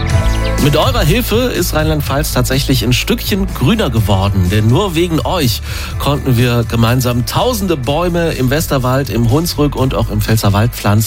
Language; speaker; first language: German; native; German